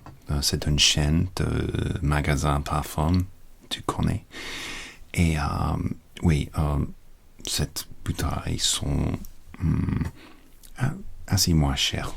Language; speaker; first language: French; non-native, learner; English